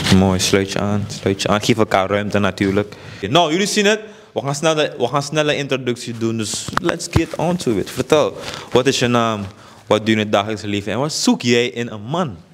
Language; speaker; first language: Dutch; native; Dutch